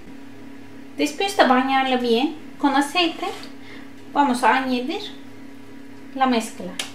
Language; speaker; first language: Spanish; non-native, learner; Turkish